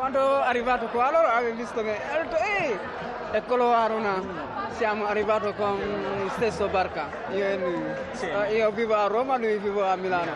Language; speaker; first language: Italian; non-native, learner; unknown